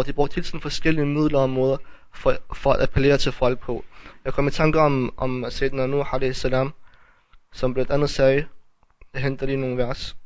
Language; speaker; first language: Danish; early bilingual, other home language; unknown